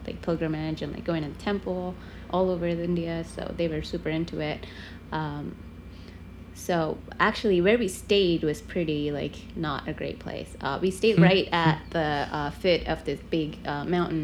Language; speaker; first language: English; non-native, local second language; Tamil